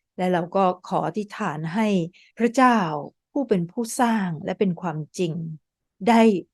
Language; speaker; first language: Thai; native; Thai